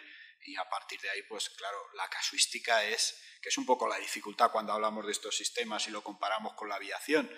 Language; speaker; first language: Spanish; native; Spanish